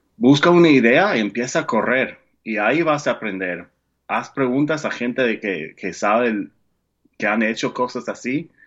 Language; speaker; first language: Spanish; non-native, fluent; English